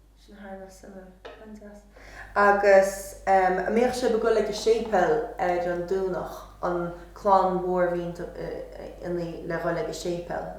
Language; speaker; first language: Irish; native; Irish